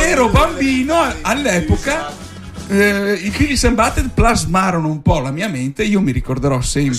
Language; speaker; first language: Italian; native; Italian